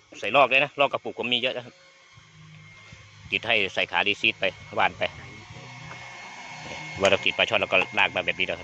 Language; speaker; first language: Thai; native; Thai